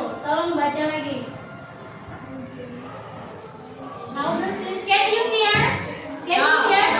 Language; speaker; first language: English; non-native, local second language; Indonesian